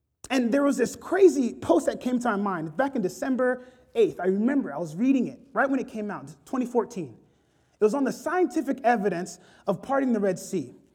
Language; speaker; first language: English; native; English